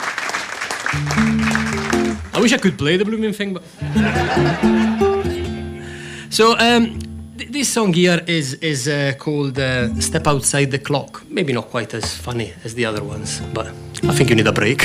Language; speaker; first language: English; non-native, fluent; Italian